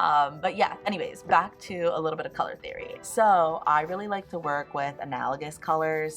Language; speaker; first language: English; native; English